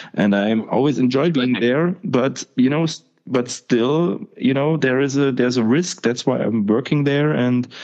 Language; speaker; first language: English; non-native, fluent; German